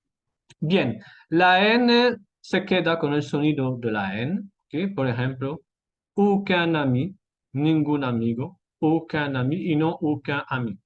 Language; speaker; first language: Spanish; non-native, fluent; French